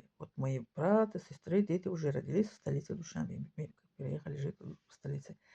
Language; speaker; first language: Russian; non-native, local second language; Tajik